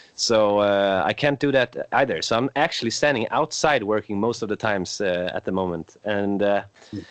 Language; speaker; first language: English; non-native, fluent; Swedish